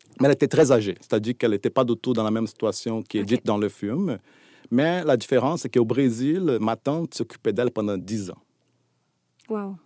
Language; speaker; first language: French; non-native, fluent; Portuguese